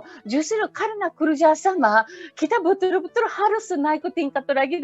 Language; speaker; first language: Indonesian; non-native, fluent; Japanese